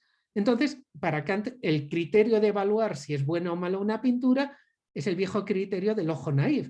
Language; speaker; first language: Spanish; native; Spanish